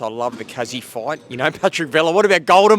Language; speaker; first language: English; native; English